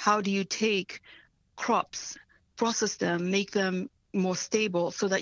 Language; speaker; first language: English; non-native, local second language; Swahili